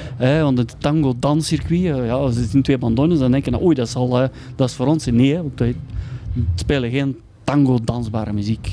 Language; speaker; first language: Dutch; native; Dutch